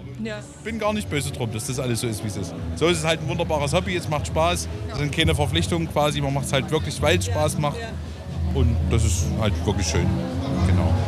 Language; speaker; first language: German; native; German